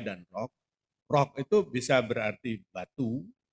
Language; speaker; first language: Indonesian; native; Indonesian